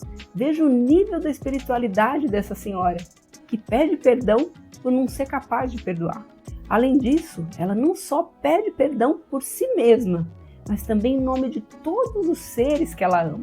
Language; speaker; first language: Portuguese; native; Portuguese